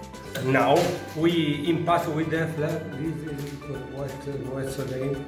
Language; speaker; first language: English; non-native, learner; Italian